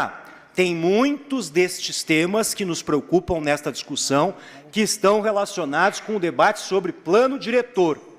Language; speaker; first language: Portuguese; native; Portuguese